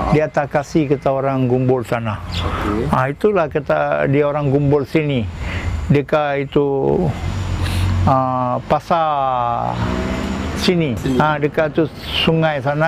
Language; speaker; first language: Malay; non-native, local second language; Tamil